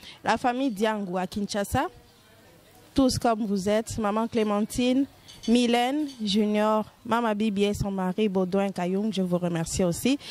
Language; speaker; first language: French; non-native, local second language; Lingala